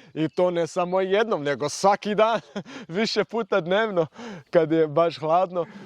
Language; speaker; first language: Serbian; non-native, fluent; Portuguese